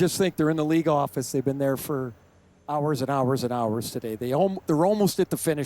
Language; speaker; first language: English; native; English